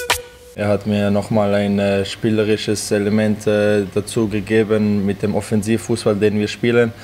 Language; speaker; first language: German; non-native, fluent; Serbian